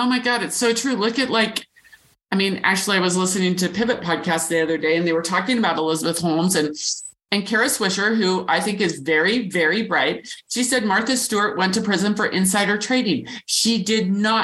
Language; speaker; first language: English; native; English